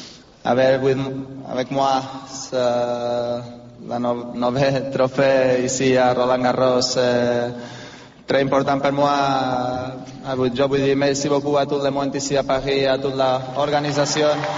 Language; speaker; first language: French; non-native, learner; Spanish